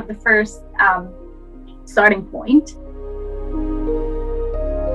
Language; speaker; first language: English; non-native, fluent; Persian